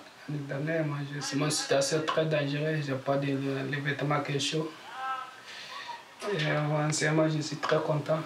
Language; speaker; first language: French; non-native, learner; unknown